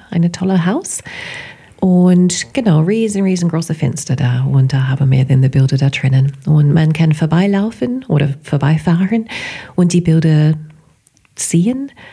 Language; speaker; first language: German; non-native, fluent; English